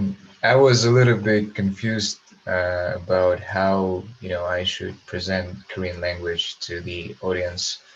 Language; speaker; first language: English; non-native, fluent; Russian